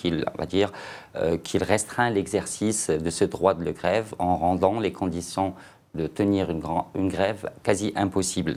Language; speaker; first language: French; non-native, local second language; Arabic